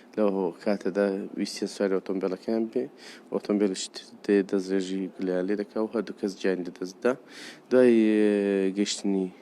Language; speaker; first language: Central Kurdish; native; Central Kurdish